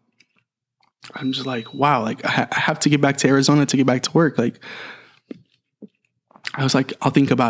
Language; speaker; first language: English; native; English